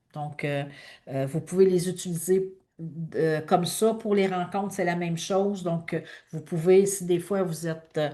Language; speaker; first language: French; native; French